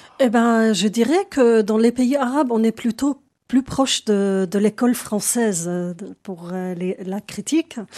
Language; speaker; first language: French; non-native, local second language; Arabic